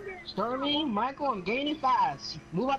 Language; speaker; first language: English; native; English